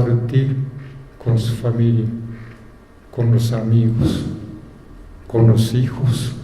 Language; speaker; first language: Spanish; non-native, fluent; Japanese